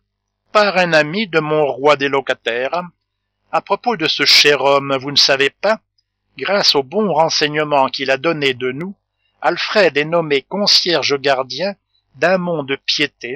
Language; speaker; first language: French; native; French